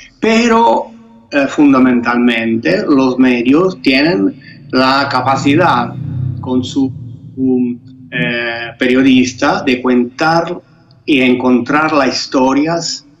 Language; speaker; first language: Spanish; non-native, fluent; Italian